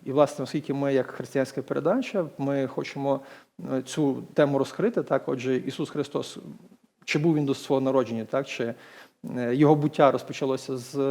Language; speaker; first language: Ukrainian; native; Ukrainian